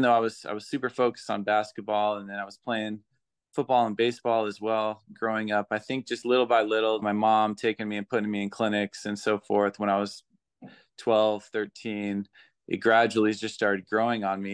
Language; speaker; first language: English; native; English